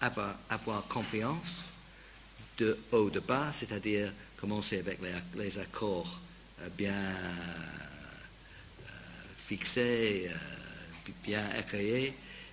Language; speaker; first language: French; non-native, fluent; English